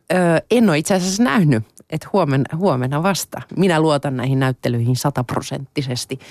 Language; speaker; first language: Finnish; non-native, local second language; Swedish